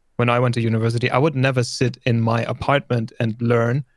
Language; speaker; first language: English; non-native, fluent; German